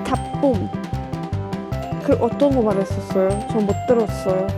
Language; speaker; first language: Korean; non-native, learner; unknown